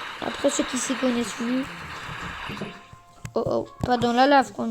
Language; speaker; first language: French; native; French